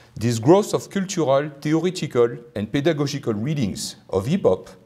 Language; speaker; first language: English; non-native, fluent; French